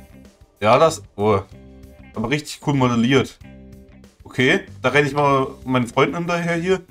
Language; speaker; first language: German; native; German